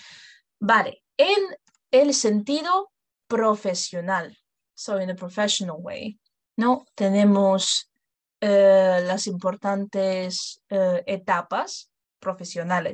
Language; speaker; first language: Spanish; non-native, fluent; English